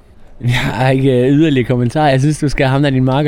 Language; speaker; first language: Danish; native; Danish